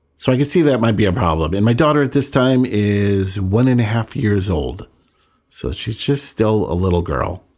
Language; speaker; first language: English; native; English